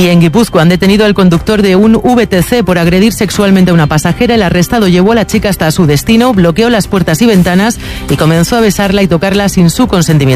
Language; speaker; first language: Spanish; native; Spanish